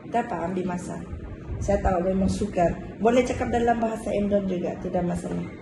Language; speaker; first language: Malay; non-native, local second language; Chinese